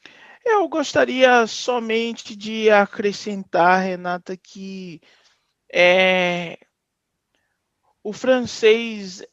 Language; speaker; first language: Portuguese; non-native, fluent; Haitian Creole